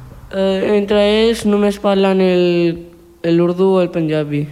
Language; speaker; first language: Catalan; early bilingual, other home language; Urdu